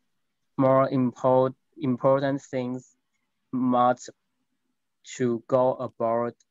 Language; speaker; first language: English; non-native, learner; Chinese